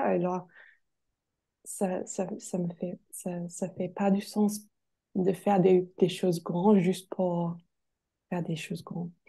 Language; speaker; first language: French; non-native, fluent; English